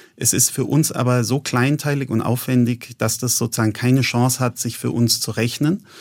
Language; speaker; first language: German; native; German